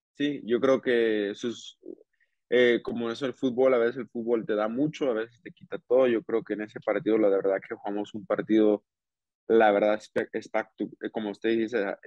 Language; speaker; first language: Spanish; early bilingual, heritage; Spanish